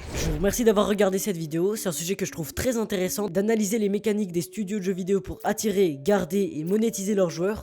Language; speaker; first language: French; native; French